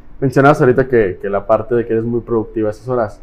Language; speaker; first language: Spanish; native; Spanish